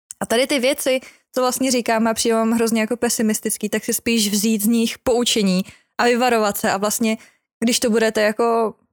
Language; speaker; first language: Czech; native; Czech